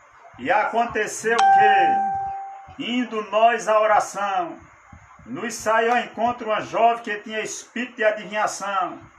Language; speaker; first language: Portuguese; native; Portuguese